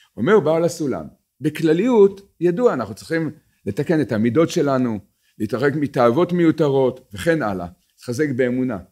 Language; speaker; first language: Hebrew; native; Hebrew